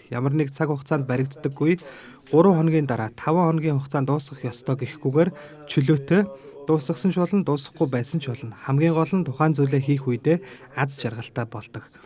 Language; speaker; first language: Mongolian; non-native, fluent; Turkish